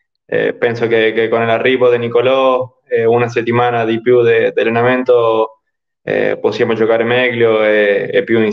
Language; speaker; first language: Italian; non-native, learner; Spanish